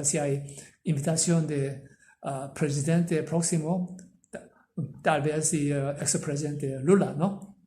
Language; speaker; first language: Portuguese; non-native, learner; Korean